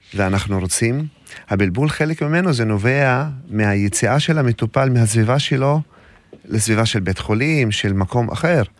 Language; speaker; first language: Hebrew; non-native, local second language; Arabic